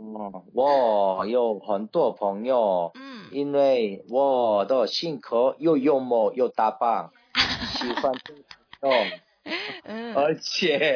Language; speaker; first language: Chinese; non-native, learner; Korean